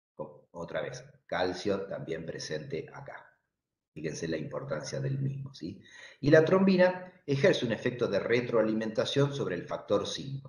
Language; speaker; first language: Spanish; native; Spanish